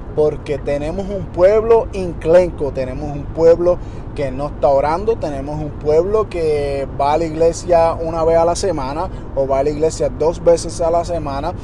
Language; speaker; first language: Spanish; early bilingual, heritage; Spanish